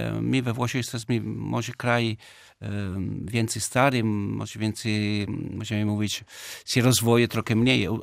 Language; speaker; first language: Polish; non-native, learner; Italian